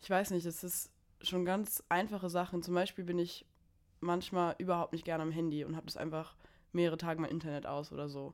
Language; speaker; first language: German; native; German